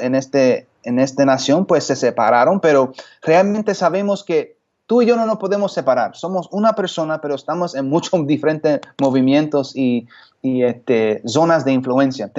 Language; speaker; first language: Spanish; early bilingual, heritage; Spanish